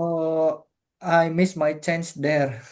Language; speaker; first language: English; non-native, fluent; Indonesian